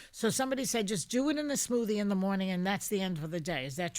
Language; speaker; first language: English; native; English